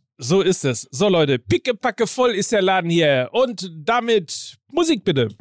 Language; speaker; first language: German; native; German